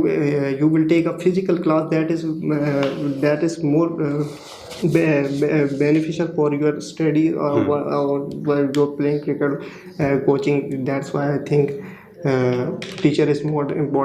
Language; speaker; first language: English; non-native, learner; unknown